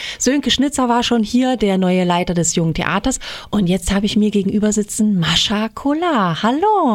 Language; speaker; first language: German; native; German